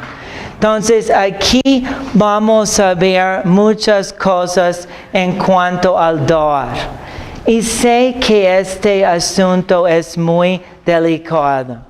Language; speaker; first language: Spanish; non-native, fluent; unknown